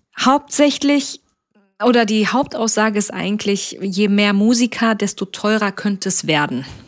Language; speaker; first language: German; native; German